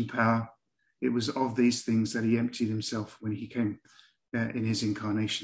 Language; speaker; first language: English; native; English